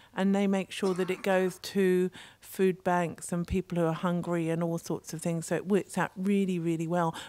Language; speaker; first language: English; native; English